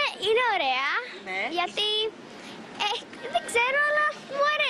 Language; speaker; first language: Greek; early bilingual, heritage; Swedish